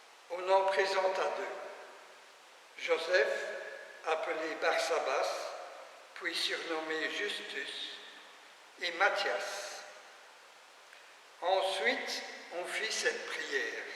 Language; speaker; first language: French; native; French